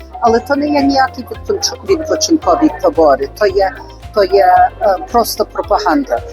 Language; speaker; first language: Ukrainian; early bilingual, heritage; Ukrainian